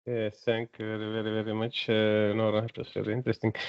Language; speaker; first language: English; non-native, fluent; Estonian